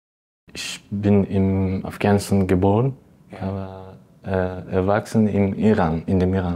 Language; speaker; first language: German; non-native, learner; Persian